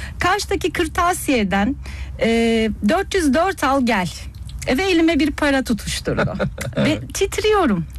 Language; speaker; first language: Turkish; early bilingual, heritage; Turkish